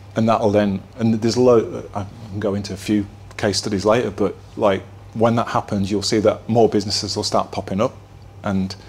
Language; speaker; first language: English; native; English